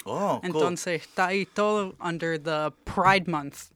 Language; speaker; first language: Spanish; early bilingual, heritage; English